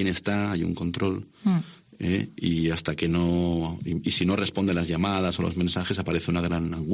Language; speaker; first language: Spanish; native; Spanish